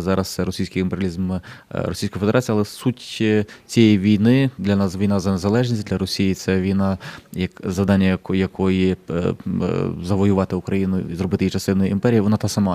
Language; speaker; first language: Ukrainian; native; Ukrainian